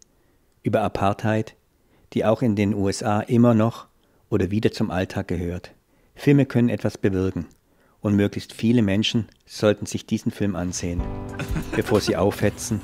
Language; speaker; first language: German; native; German